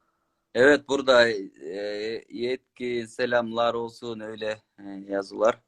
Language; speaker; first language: Turkish; non-native, learner; Kyrgyz